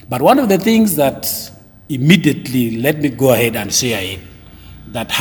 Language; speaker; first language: English; non-native, local second language; Acoli